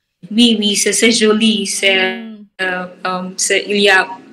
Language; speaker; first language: French; non-native, learner; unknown